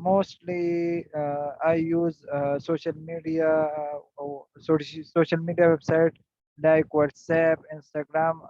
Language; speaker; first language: English; non-native, learner; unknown